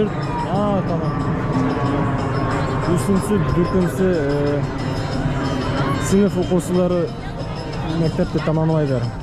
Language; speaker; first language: Turkish; non-native, learner; Bashkir